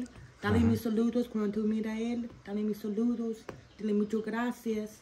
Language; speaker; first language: Spanish; non-native, learner; English